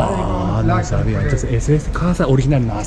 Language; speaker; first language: Spanish; non-native, learner; Japanese